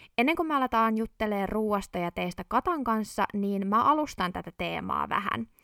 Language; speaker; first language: Finnish; native; Finnish